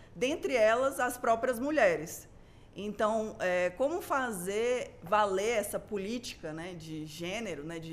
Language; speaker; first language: Portuguese; native; Portuguese